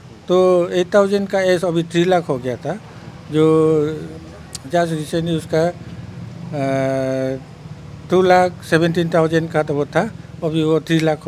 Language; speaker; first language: Hindi; non-native, local second language; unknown